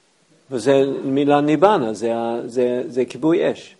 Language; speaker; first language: Hebrew; non-native, fluent; English